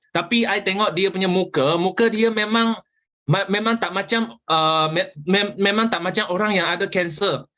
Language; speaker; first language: Malay; non-native, local second language; Chinese